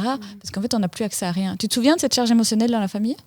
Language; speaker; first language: French; native; French